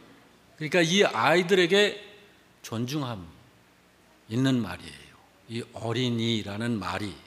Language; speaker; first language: Korean; native; Korean